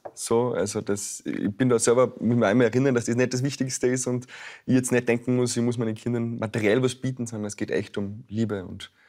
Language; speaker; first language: German; native; German